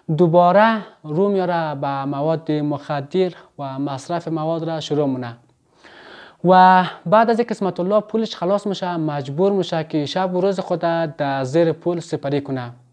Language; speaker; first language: Persian; native; Persian